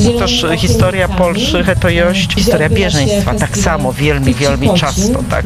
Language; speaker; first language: Polish; non-native, local second language; Belarusian